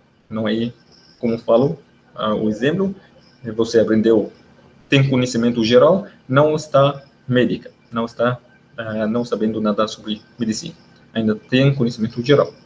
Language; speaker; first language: Portuguese; non-native, fluent; Arabic